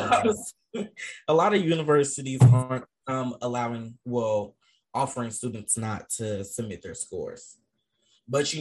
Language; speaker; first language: English; native; English